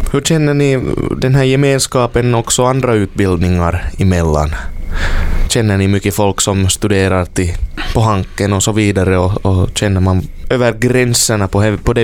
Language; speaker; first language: Swedish; native; Swedish